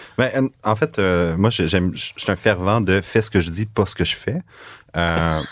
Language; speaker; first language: French; native; French